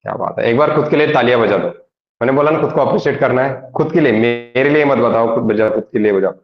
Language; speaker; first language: Hindi; non-native, local second language; Marathi